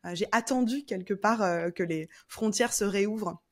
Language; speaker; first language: French; native; French